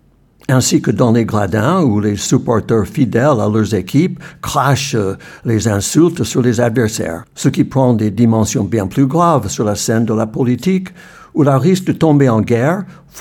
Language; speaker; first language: French; non-native, fluent; English